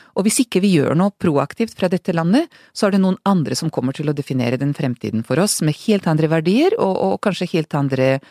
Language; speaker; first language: Norwegian; non-native, fluent; Serbian